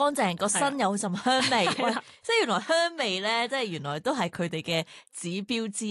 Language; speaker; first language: Cantonese; native; Cantonese